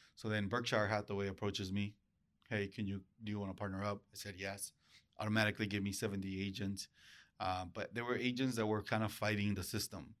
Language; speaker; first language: English; early bilingual, other home language; Spanish